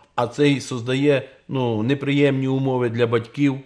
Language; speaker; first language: Ukrainian; native; Ukrainian